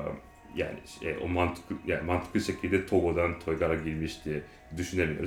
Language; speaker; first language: Turkish; non-native, learner; Japanese